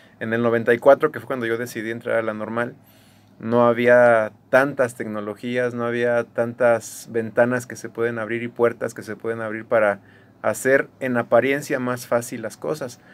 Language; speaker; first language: Spanish; native; Spanish